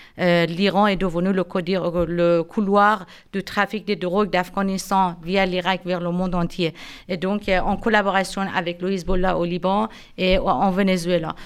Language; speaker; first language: French; non-native, fluent; Persian